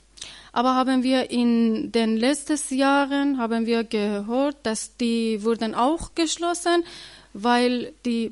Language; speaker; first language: German; non-native, learner; Persian